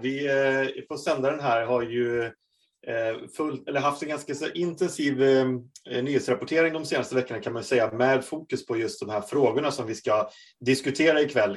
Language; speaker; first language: Swedish; native; Swedish